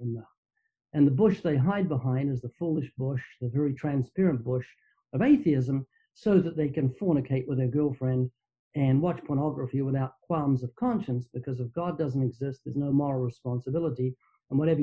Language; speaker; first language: English; native; English